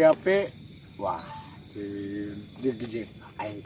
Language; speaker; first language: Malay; non-native, local second language; Sundanese